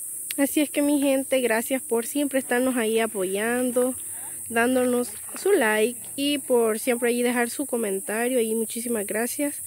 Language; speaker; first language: Spanish; native; Spanish